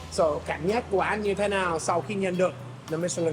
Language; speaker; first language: Vietnamese; non-native, fluent; English